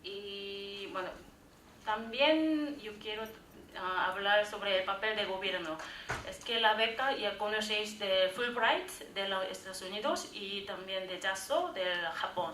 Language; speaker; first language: Spanish; non-native, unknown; Korean